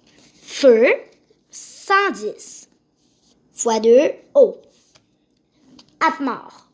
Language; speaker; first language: French; native; French